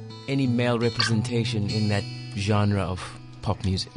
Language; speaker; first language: English; non-native, local second language; Xhosa